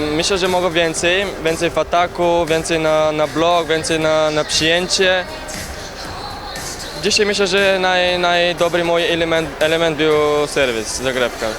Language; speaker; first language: Polish; non-native, learner; Bulgarian